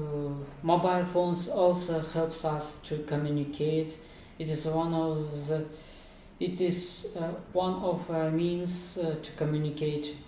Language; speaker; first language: English; non-native, learner; Kazakh